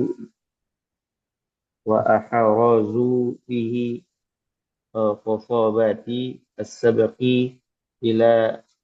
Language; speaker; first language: Arabic; non-native, learner; Indonesian